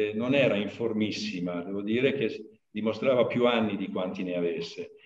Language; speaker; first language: Italian; early bilingual, other home language; Portuguese